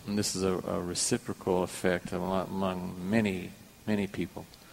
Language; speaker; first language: English; non-native, fluent; Portuguese